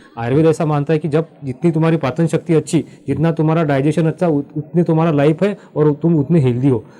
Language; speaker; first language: Hindi; non-native, local second language; Marathi